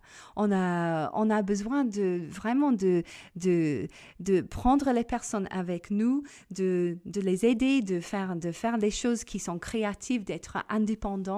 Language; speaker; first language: French; non-native, fluent; English